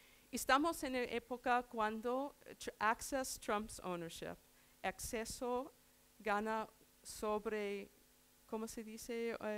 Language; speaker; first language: Spanish; non-native, learner; English